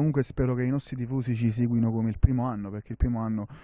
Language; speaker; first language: Italian; native; Italian